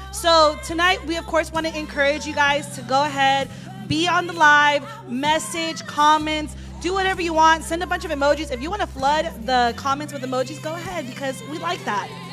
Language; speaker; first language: English; early bilingual, other home language; Spanish